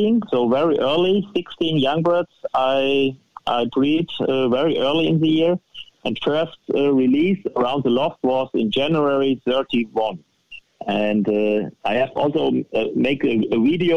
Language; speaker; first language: English; non-native, fluent; German